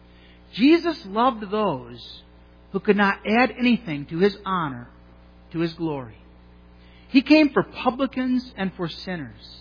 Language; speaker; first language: English; native; English